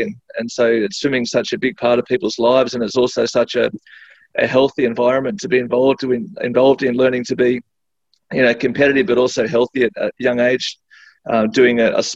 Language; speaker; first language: English; native; English